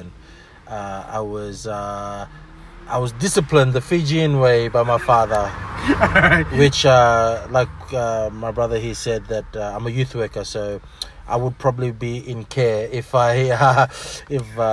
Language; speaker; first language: English; non-native, local second language; Fijian